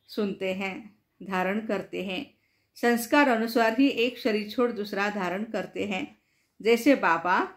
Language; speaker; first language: Hindi; non-native, local second language; Marathi